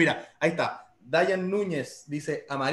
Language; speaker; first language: Spanish; native; Spanish